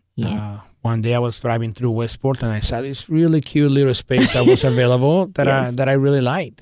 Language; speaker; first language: English; early bilingual, other home language; Spanish